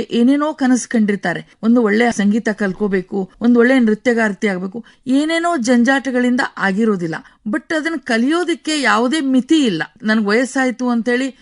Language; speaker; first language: Kannada; native; Kannada